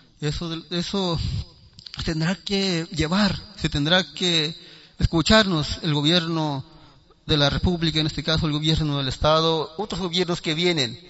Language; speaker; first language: Spanish; non-native, local second language; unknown